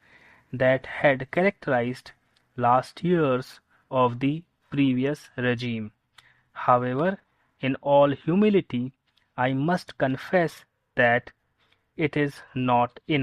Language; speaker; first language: English; non-native, local second language; Hindi